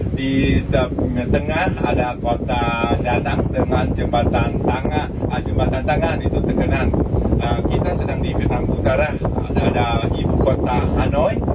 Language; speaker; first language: Indonesian; non-native, learner; Vietnamese